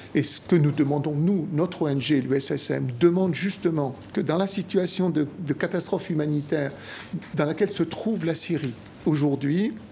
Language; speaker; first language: French; native; French